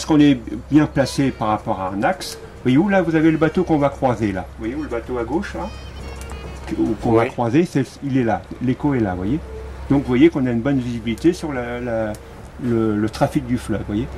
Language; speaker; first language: French; native; French